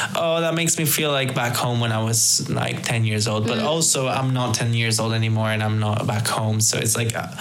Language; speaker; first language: English; early bilingual, other home language; Spanish